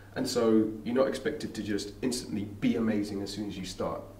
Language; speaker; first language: English; native; English